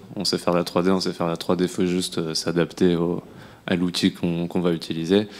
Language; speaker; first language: French; native; French